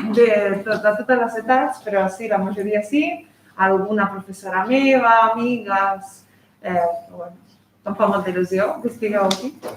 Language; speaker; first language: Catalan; non-native, fluent; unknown